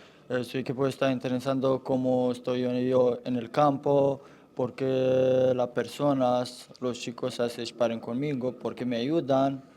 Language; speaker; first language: Spanish; non-native, learner; Romanian